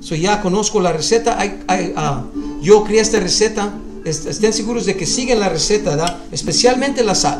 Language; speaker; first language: Spanish; early bilingual, other home language; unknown